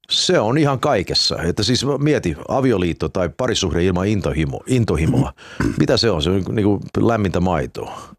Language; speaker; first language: Finnish; early bilingual, heritage; Finnish